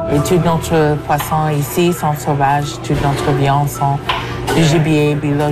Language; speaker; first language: French; non-native, local second language; English